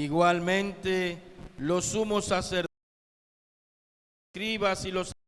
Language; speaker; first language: Spanish; native; Spanish